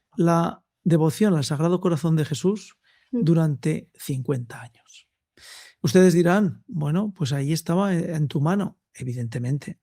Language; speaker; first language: Spanish; native; Spanish